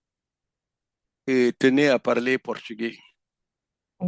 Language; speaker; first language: French; non-native, local second language; Fula